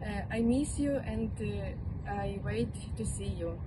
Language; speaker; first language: English; non-native, learner; Ukrainian